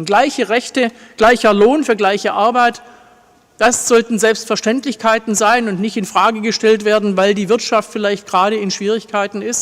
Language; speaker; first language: German; native; German